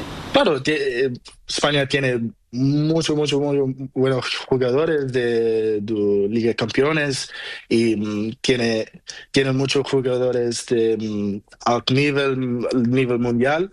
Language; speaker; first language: Spanish; non-native, learner; Portuguese